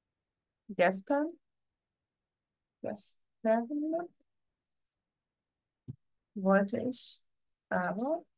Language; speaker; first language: German; non-native, fluent; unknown